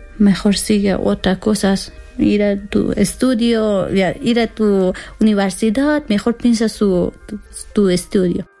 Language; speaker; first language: Spanish; non-native, learner; Persian